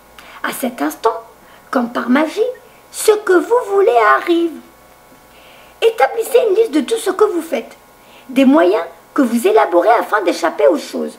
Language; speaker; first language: French; native; French